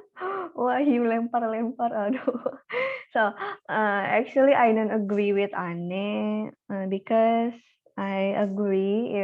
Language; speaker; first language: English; non-native, learner; Indonesian